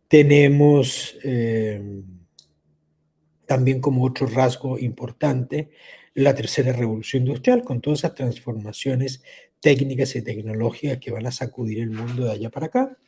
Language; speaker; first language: Spanish; native; Spanish